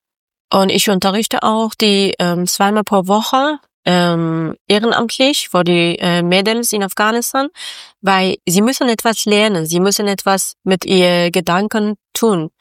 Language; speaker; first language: German; non-native, learner; Persian